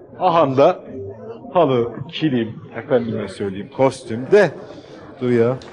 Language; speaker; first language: Turkish; native; Turkish